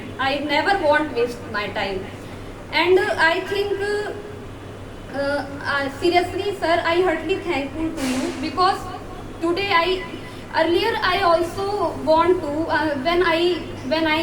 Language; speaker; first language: English; non-native, learner; Hindi